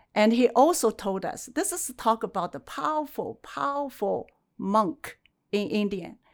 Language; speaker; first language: English; non-native, fluent; Chinese